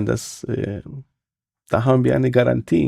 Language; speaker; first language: German; non-native, fluent; Spanish